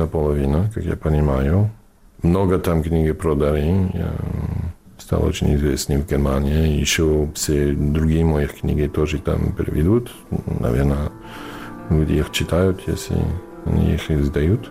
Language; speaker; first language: Russian; non-native, fluent; English